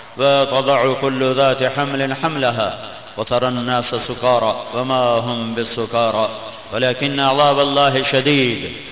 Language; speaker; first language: Urdu; non-native, local second language; Punjabi